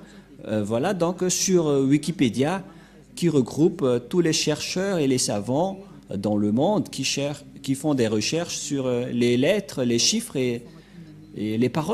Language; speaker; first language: French; non-native, local second language; Malagasy